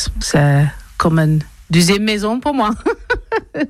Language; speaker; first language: French; non-native, learner; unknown